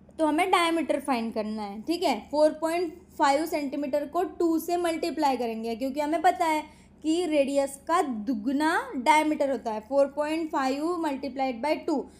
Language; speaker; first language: Hindi; non-native, local second language; Marathi